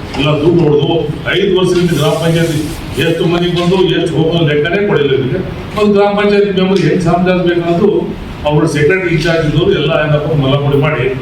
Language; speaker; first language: Kannada; non-native, local second language; Lambadi